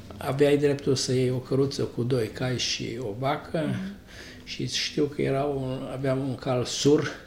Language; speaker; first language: Romanian; non-native, local second language; Bulgarian